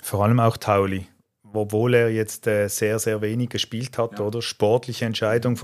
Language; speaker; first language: German; native; German